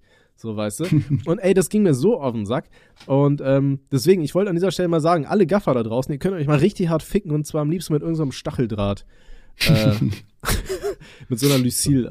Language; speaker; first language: German; native; German